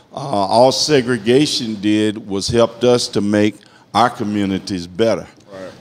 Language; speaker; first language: English; native; English